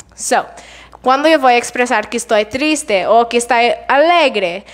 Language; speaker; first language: Spanish; non-native, fluent; English